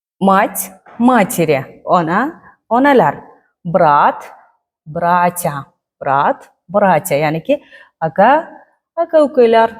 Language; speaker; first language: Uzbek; native; Uzbek